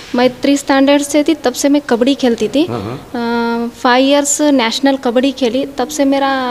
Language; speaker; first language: Hindi; non-native, local second language; Kannada